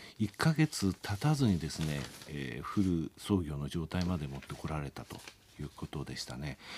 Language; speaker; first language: Japanese; native; Japanese